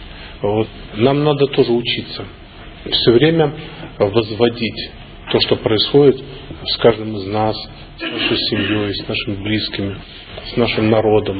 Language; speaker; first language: Russian; native; Russian